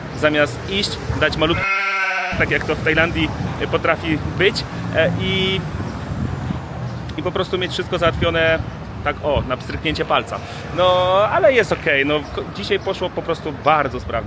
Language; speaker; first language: Polish; native; Polish